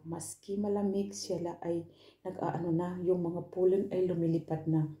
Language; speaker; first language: Filipino; non-native, local second language; Cebuano